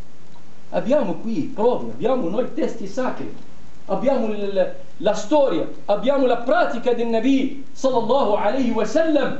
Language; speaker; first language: Italian; non-native, fluent; Arabic